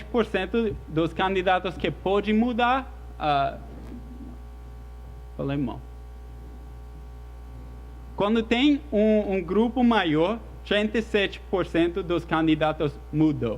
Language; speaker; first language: Portuguese; non-native, fluent; English